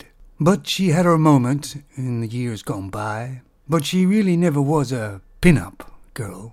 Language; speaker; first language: English; native; English